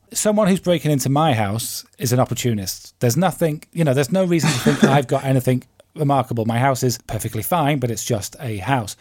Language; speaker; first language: English; native; English